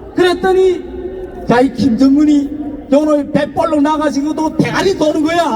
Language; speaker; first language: Korean; native; Korean